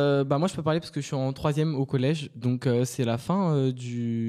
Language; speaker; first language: French; native; French